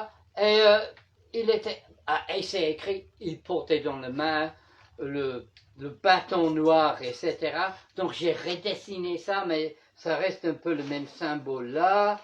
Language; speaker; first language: French; non-native, fluent; English